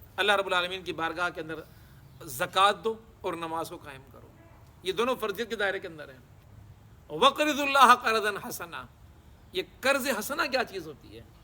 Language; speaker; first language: Urdu; non-native, local second language; Sindhi